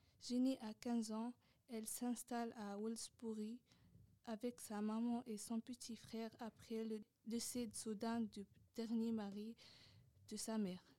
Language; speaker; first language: French; non-native, local second language; Arabic